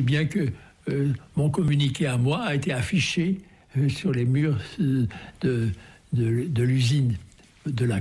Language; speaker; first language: French; native; French